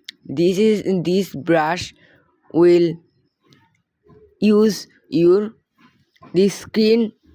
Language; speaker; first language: English; non-native, local second language; Bangla